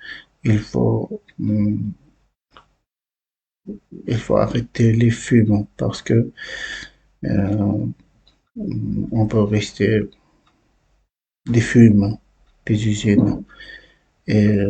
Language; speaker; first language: French; non-native, learner; Uzbek